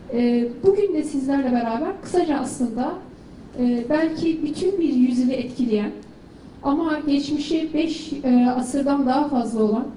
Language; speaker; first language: Turkish; native; Turkish